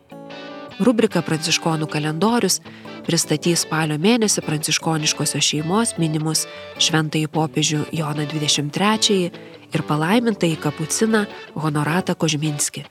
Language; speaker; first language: Lithuanian; native; Lithuanian